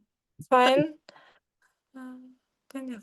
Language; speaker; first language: English; non-native, learner; Kazakh